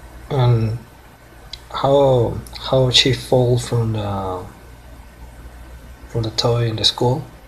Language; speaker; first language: English; non-native, learner; Spanish